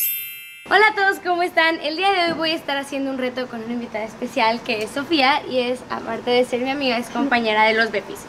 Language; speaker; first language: Spanish; native; Spanish